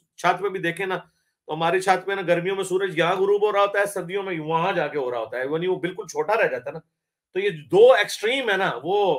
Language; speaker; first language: Urdu; non-native, local second language; Punjabi